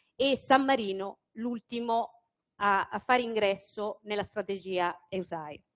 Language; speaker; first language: Italian; native; Italian